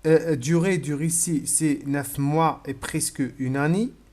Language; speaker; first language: French; non-native, local second language; Arabic